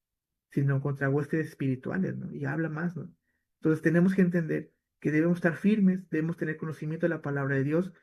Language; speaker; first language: Spanish; native; Spanish